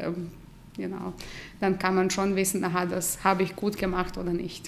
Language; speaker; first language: German; non-native, fluent; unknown